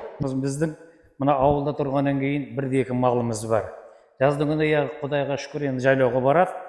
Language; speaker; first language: Kazakh; native; Kazakh